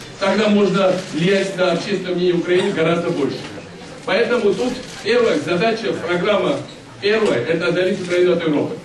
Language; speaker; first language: Russian; non-native, local second language; Georgian